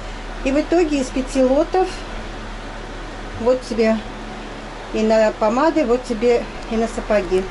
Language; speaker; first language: Russian; native; Russian